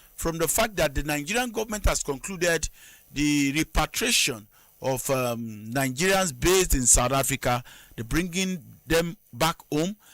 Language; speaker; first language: English; non-native, local second language; Yoruba